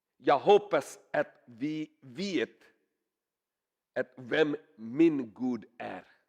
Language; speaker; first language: Swedish; non-native, learner; Urdu